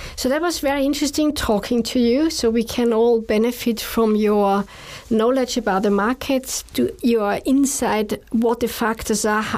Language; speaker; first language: English; non-native, fluent; German